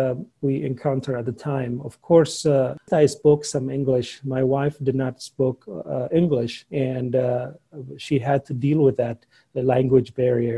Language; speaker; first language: English; non-native, fluent; Somali